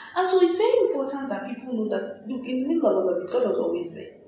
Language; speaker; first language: English; non-native, local second language; Yoruba